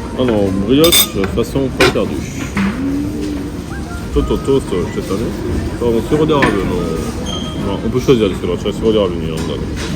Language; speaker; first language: Japanese; non-native, fluent; French